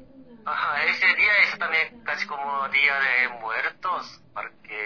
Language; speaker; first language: Spanish; non-native, fluent; Korean